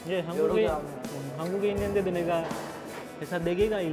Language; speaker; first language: Korean; non-native, learner; Sinhala